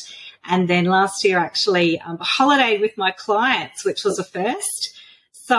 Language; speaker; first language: English; native; English